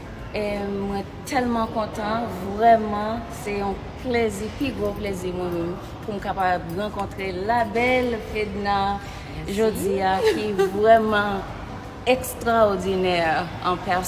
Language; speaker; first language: French; non-native, learner; Haitian Creole